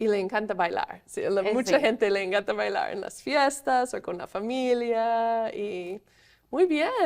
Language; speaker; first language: Spanish; non-native, fluent; English